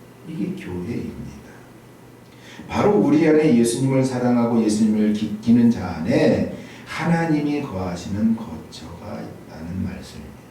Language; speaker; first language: Korean; native; Korean